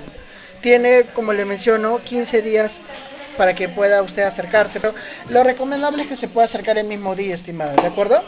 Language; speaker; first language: Spanish; native; Spanish